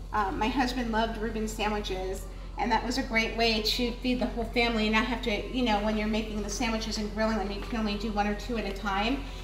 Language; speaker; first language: English; native; English